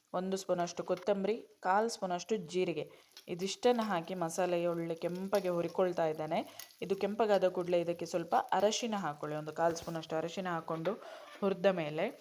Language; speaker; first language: Kannada; non-native, local second language; Konkani